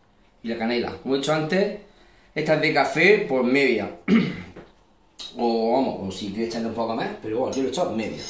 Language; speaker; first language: Spanish; native; Spanish